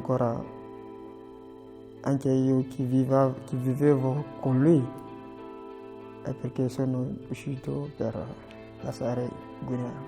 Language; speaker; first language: Italian; non-native, learner; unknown